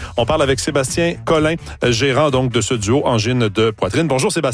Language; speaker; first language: French; native; French